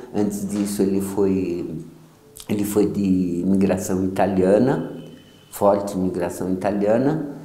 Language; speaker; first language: Portuguese; early bilingual, other home language; Yiddish